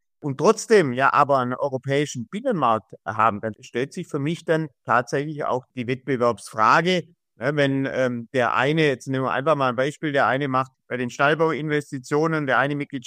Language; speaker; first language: German; native; German